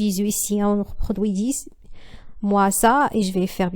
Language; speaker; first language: French; non-native, learner; Arabic